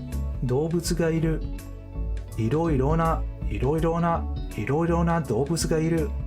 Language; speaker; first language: Japanese; non-native, learner; English